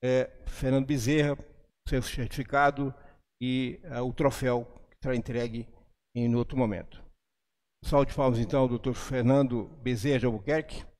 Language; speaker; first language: Portuguese; native; Portuguese